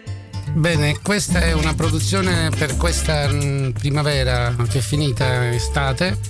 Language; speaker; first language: Italian; native; Italian